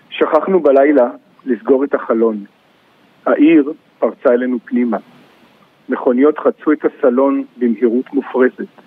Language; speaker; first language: Hebrew; native; Hebrew